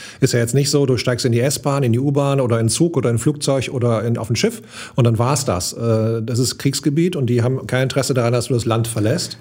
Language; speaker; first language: German; native; German